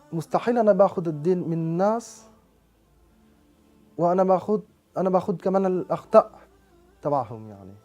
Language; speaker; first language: Arabic; non-native, fluent; French